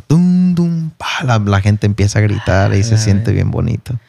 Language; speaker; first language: Spanish; early bilingual, heritage; Spanish